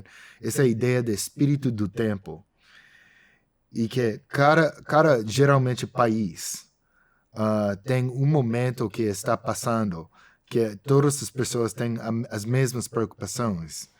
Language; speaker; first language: Portuguese; non-native, fluent; English